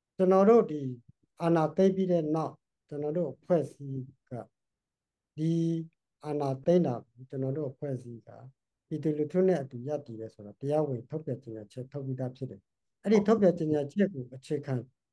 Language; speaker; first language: Burmese; non-native, local second language; Karen languages